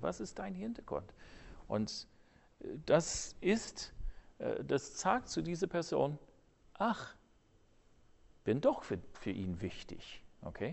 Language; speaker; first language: German; non-native, fluent; English